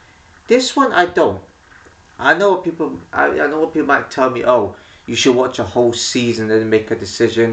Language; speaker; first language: English; native; English